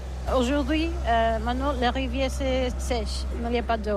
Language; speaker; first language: French; non-native, learner; Catalan